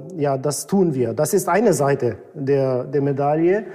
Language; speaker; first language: German; non-native, fluent; Romanian